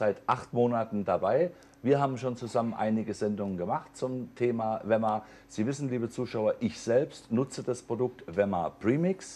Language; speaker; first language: German; native; German